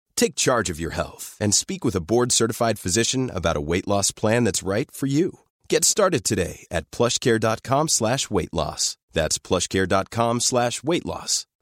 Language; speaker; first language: Swedish; native; Swedish